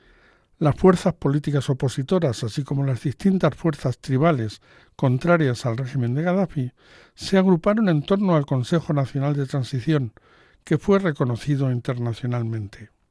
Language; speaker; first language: Spanish; native; Spanish